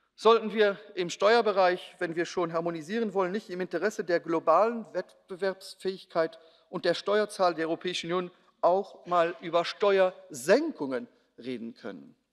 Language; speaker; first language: German; non-native, local second language; Luxembourgish